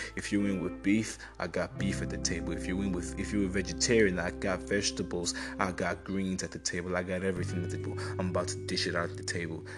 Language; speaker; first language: English; non-native, local second language; Igbo